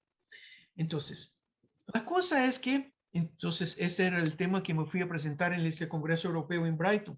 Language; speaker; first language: Spanish; non-native, fluent; Portuguese